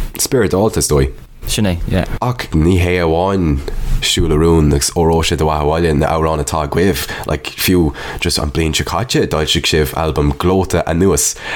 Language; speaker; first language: Irish; non-native, local second language; English